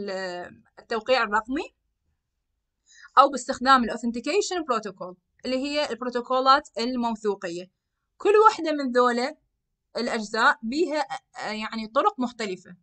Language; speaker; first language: Arabic; native; Arabic